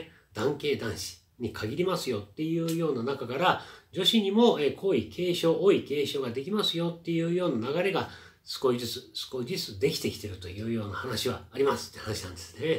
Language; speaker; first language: Japanese; native; Japanese